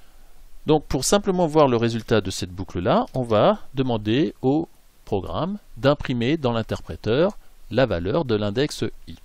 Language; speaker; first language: French; native; French